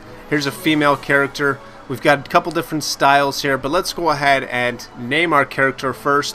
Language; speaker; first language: English; native; English